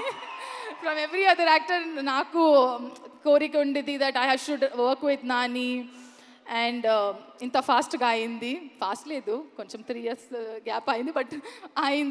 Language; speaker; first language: Telugu; non-native, learner; Kannada